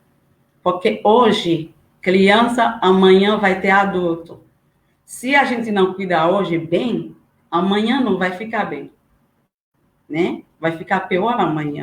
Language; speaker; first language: Portuguese; non-native, learner; Haitian Creole